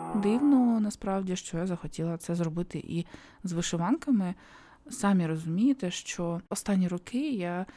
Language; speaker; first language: Ukrainian; non-native, local second language; Russian